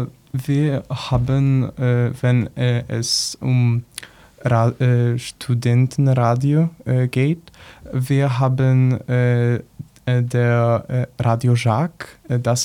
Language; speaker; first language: German; non-native, learner; Polish